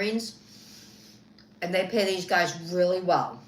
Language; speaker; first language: English; native; English